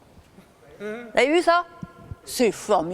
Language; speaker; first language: French; native; French